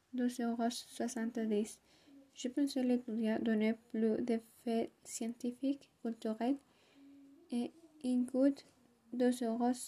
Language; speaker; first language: French; non-native, learner; Spanish